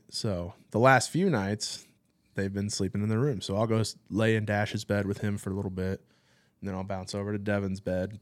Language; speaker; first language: English; native; English